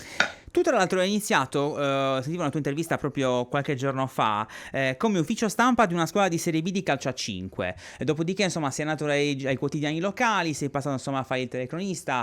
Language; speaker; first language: Italian; native; Italian